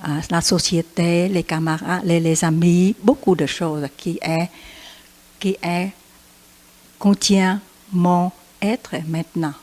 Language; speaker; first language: French; non-native, learner; Vietnamese